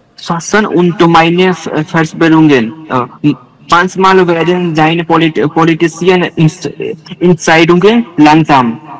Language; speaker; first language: German; non-native, learner; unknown